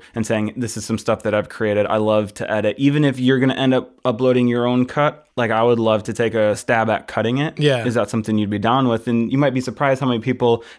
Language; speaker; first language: English; native; English